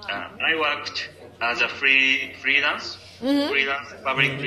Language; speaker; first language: English; non-native, learner; Japanese